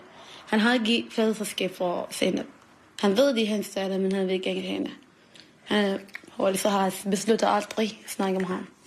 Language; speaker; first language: Danish; non-native, learner; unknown